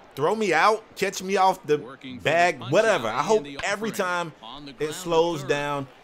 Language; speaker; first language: English; native; English